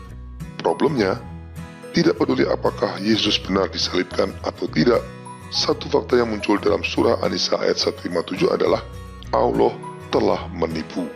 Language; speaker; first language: Indonesian; native; Indonesian